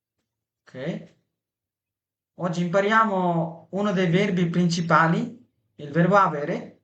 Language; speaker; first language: Italian; non-native, fluent; Bangla